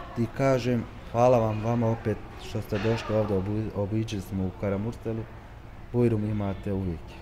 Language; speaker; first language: Croatian; early bilingual, heritage; Turkish